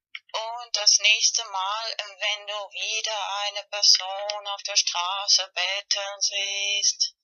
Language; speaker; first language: German; non-native, fluent; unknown